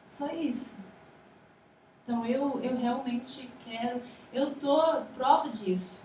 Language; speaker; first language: Portuguese; non-native, fluent; English